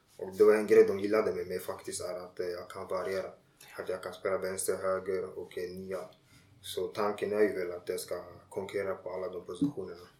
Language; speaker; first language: Swedish; early bilingual, other home language; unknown